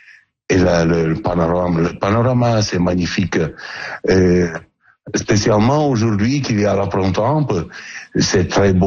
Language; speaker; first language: French; non-native, learner; Italian